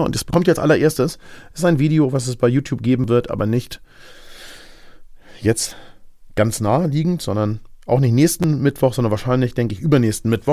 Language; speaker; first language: German; native; German